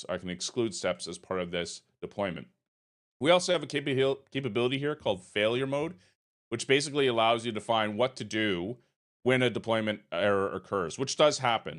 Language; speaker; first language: English; native; English